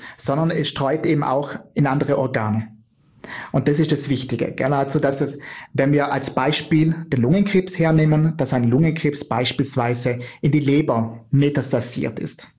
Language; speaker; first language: German; native; German